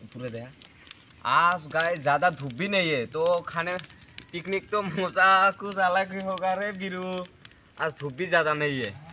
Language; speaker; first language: Hindi; non-native, local second language; Assamese